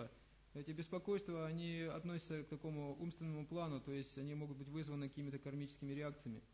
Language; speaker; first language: Russian; native; Russian